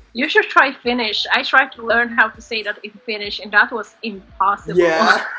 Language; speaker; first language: English; non-native, fluent; Polish